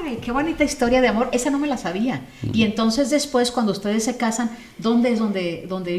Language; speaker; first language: Spanish; native; Spanish